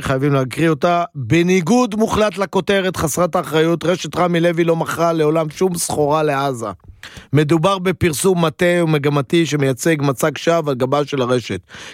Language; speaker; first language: Hebrew; native; Hebrew